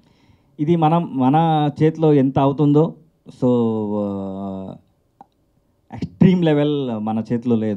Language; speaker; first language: Telugu; non-native, learner; Kannada